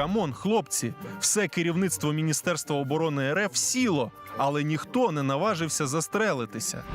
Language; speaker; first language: Ukrainian; native; Ukrainian